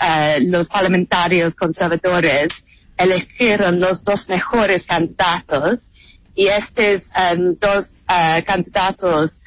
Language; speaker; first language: Spanish; non-native, fluent; English